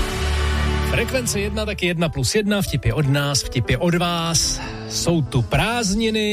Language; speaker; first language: Czech; native; Czech